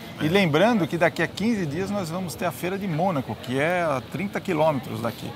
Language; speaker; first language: Portuguese; native; Portuguese